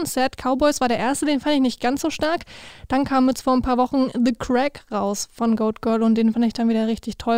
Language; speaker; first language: German; native; German